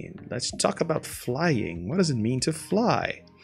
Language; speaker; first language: English; non-native, fluent; Portuguese